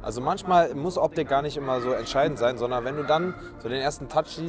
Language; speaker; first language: German; native; German